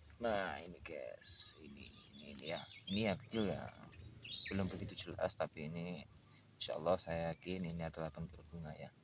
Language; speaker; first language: Indonesian; non-native, local second language; Javanese